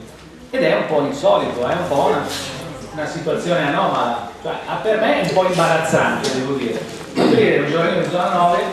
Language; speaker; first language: Italian; native; Italian